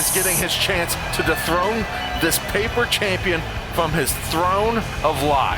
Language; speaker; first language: English; native; English